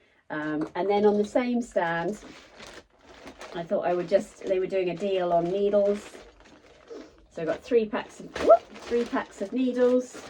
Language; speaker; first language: English; native; English